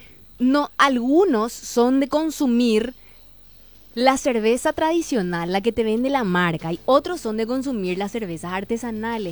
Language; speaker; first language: Spanish; native; Spanish